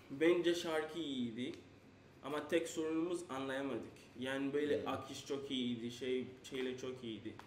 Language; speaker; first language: Turkish; non-native, learner; English